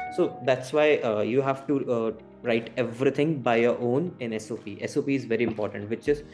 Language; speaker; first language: English; non-native, local second language; Hindi